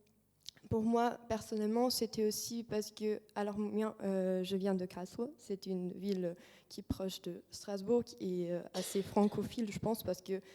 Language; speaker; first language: French; non-native, fluent; German